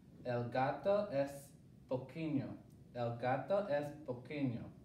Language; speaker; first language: Spanish; non-native, learner; English